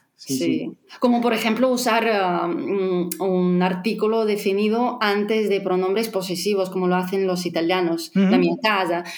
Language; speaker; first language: Spanish; non-native, fluent; Russian